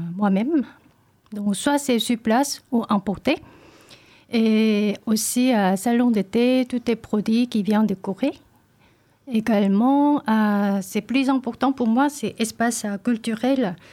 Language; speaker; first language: French; non-native, learner; Korean